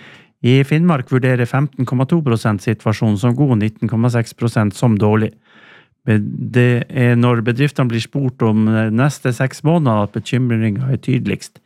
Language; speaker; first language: Norwegian; native; Norwegian